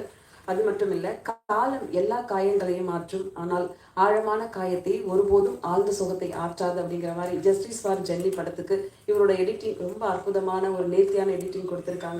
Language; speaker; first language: Tamil; native; Tamil